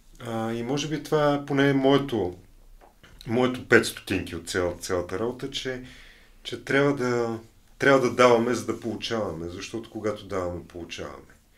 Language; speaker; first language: Bulgarian; native; Bulgarian